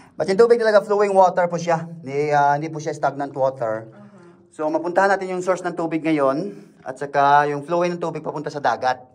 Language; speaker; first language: Filipino; non-native, local second language; Cebuano